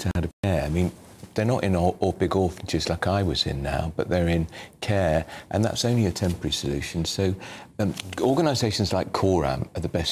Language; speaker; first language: English; native; English